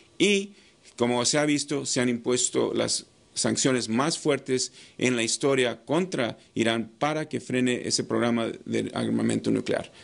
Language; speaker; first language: Spanish; non-native, fluent; English